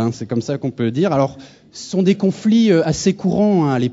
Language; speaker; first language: French; native; French